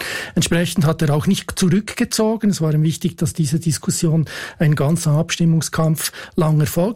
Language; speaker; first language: German; native; German